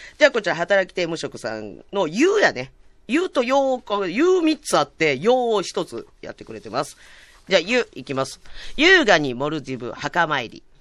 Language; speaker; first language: Japanese; native; Japanese